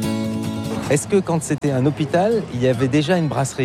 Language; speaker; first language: French; native; French